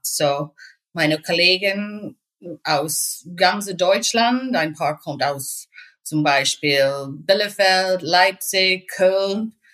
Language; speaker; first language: German; non-native, fluent; English